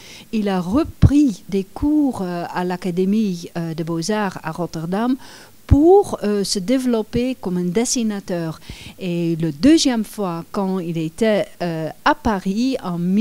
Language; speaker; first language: French; non-native, fluent; Dutch